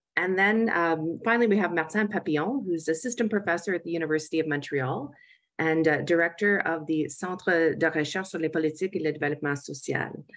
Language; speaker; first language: English; native; English